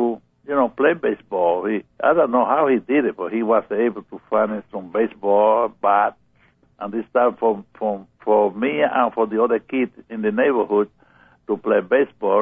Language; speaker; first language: English; non-native, learner; Spanish